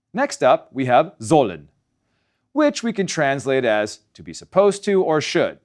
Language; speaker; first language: English; native; English